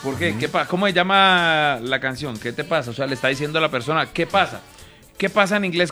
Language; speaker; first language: Spanish; native; Spanish